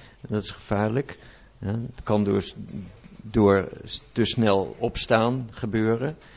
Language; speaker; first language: Dutch; native; Dutch